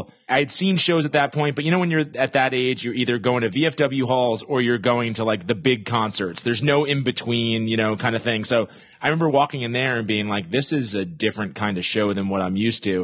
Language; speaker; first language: English; native; English